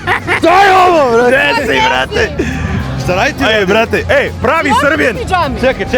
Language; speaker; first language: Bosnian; non-native, learner; English